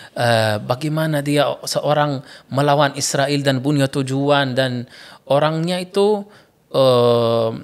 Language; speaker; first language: Indonesian; non-native, fluent; Arabic